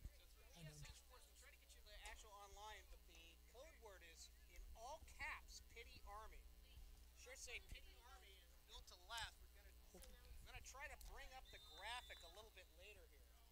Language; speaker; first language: English; native; English